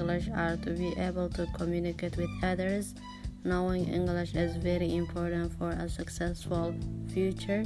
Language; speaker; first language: English; non-native, learner; Somali